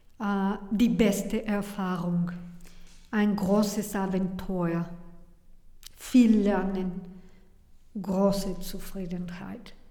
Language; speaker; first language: German; non-native, learner; Spanish